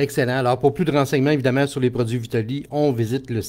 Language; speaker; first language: French; native; French